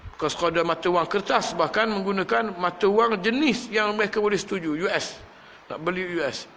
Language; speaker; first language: Malay; native; Malay